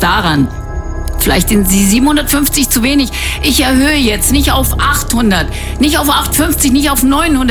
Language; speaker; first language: German; native; German